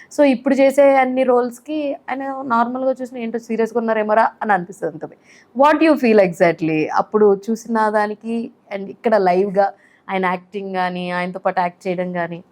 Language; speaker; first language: Telugu; native; Telugu